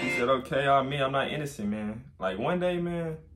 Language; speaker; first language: English; native; English